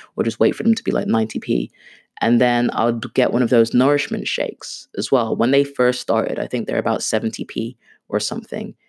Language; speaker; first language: English; non-native, local second language; Swahili